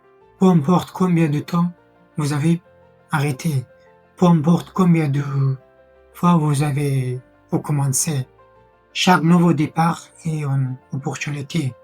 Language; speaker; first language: French; non-native, fluent; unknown